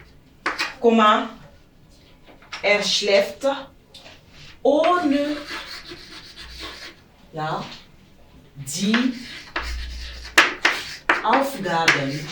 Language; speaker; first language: German; non-native, fluent; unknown